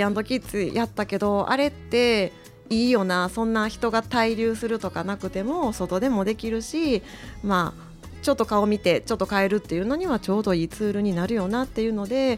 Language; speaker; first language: Japanese; native; Japanese